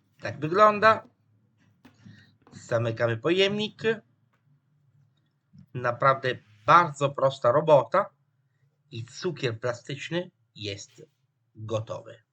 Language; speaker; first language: Polish; non-native, fluent; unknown